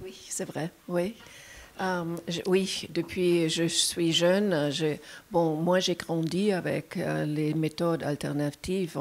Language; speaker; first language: French; non-native, fluent; German